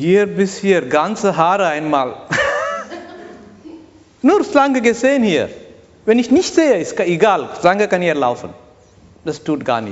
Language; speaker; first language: German; non-native, learner; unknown